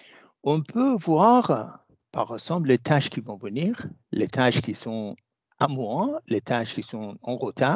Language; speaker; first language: French; non-native, fluent; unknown